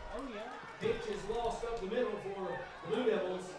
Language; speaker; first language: English; native; English